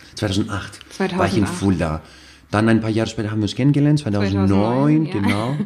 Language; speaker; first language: German; non-native, fluent; Greek